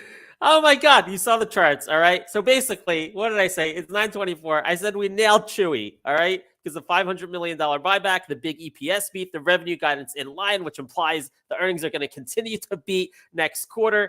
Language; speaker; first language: English; native; English